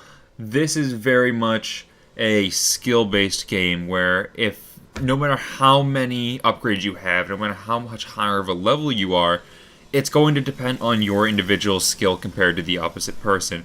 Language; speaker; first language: English; native; English